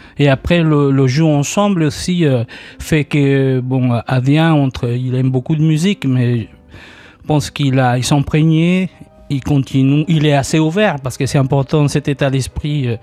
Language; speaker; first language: French; non-native, fluent; Spanish